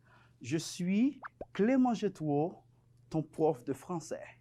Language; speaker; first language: French; non-native, fluent; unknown